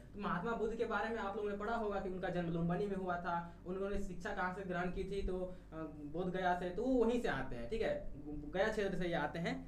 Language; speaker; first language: Hindi; native; Hindi